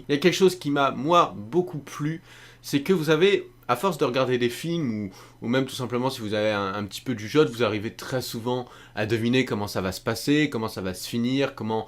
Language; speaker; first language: French; native; French